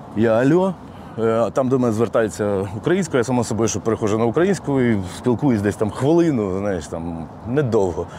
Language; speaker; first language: Ukrainian; non-native, local second language; Russian